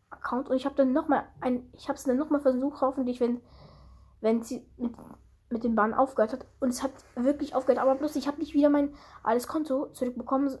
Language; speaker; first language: German; early bilingual, other home language; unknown